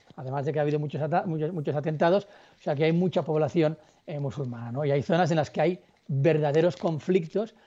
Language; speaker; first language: Spanish; native; Spanish